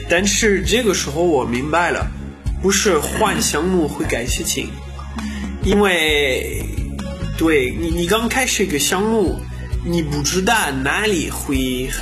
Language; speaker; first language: Chinese; non-native, learner; French